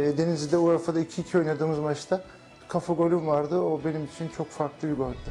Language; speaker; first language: Turkish; early bilingual, heritage; Turkish